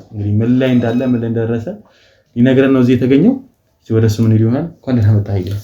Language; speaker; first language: Amharic; native; Amharic